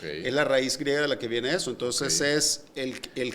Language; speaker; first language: Spanish; native; Spanish